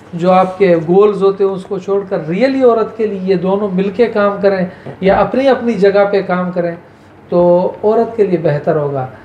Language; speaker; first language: Urdu; native; Urdu